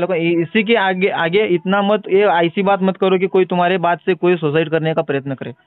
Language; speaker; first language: Hindi; non-native, local second language; Marathi